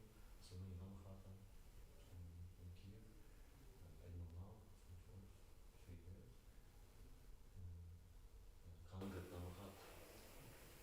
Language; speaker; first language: English; non-native, learner; Russian